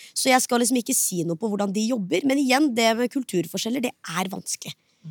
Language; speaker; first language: Norwegian; early bilingual, other home language; Hindi